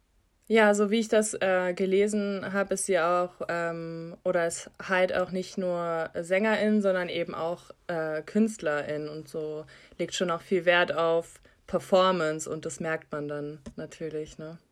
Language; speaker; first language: German; native; German